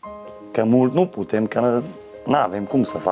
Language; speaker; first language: Romanian; non-native, local second language; Hungarian